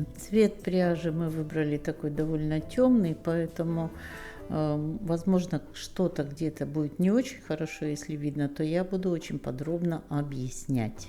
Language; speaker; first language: Russian; native; Russian